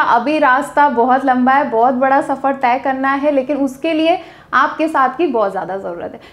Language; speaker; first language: Hindi; native; Hindi